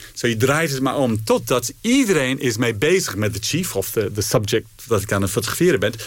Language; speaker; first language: Dutch; non-native, fluent; English